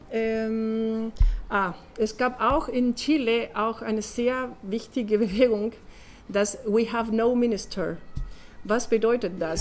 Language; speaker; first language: German; non-native, learner; Spanish